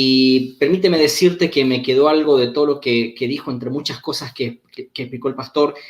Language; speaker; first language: Spanish; native; Spanish